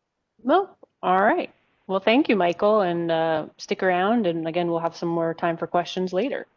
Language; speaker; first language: English; native; English